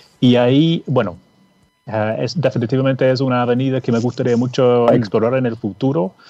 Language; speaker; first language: Spanish; non-native, fluent; English